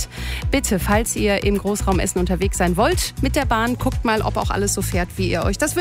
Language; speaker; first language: German; native; German